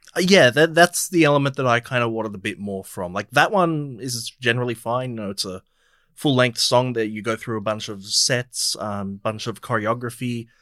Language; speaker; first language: English; non-native, fluent; Polish